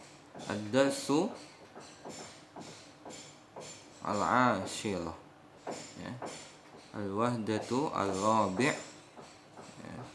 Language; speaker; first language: Arabic; non-native, fluent; Indonesian